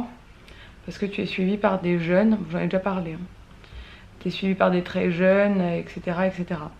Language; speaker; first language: French; native; French